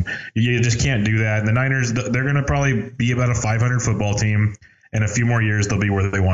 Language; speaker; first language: English; native; English